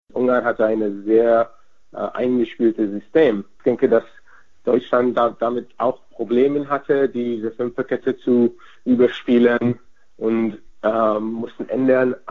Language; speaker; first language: German; non-native, fluent; Hungarian